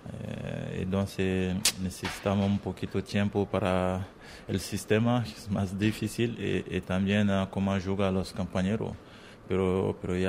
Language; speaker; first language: Spanish; non-native, learner; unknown